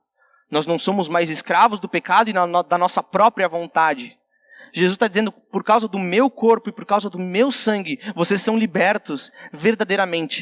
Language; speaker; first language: Portuguese; native; Portuguese